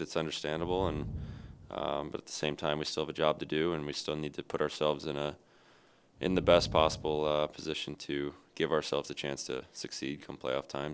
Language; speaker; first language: English; native; English